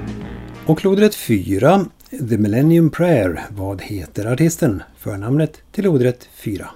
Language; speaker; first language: Swedish; native; Swedish